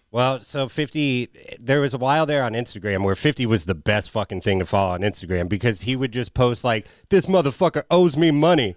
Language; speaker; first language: English; native; English